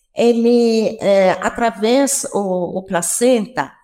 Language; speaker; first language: Portuguese; non-native, fluent; French